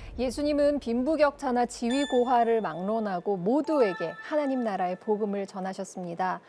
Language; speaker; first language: Korean; native; Korean